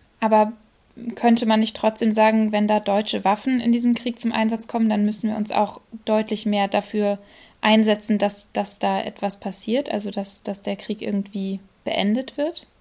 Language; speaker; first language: German; native; German